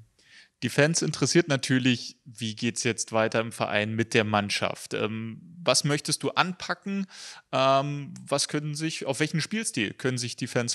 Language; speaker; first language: German; native; German